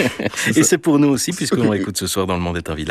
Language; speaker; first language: French; native; French